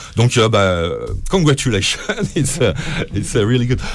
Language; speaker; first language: English; non-native, learner; French